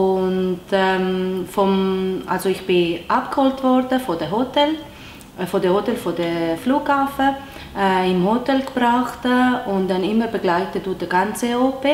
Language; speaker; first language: German; non-native, local second language; Italian